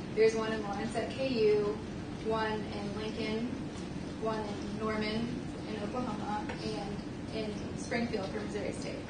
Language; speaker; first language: English; native; English